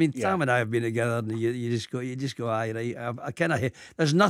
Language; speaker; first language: English; native; English